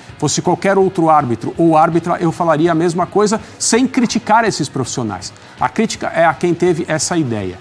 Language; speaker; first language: Portuguese; native; Portuguese